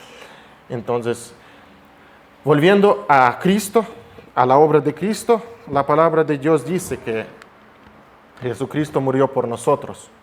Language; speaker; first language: Spanish; non-native, fluent; Russian